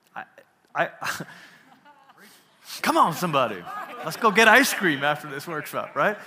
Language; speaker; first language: English; early bilingual, other home language; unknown